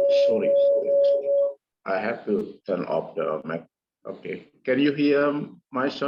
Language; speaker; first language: English; non-native, fluent; Indonesian